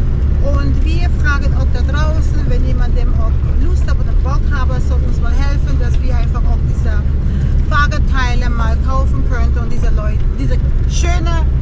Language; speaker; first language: German; non-native, fluent; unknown